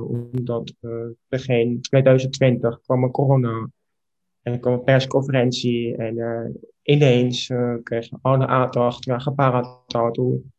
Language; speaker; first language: Dutch; non-native, local second language; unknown